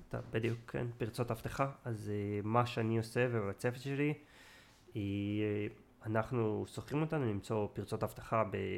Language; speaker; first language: Hebrew; native; Hebrew